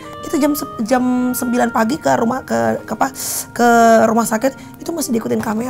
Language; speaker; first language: Indonesian; native; Indonesian